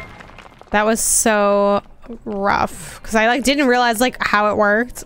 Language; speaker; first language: English; native; English